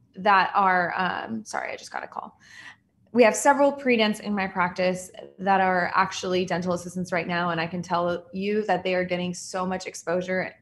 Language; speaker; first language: English; native; English